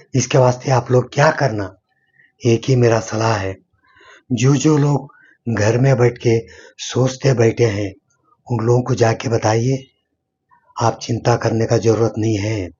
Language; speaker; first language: Hindi; non-native, local second language; Kannada